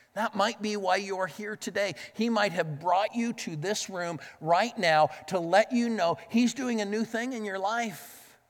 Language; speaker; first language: English; native; English